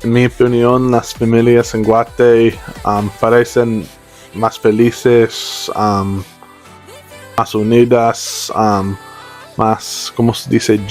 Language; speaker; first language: Spanish; non-native, learner; English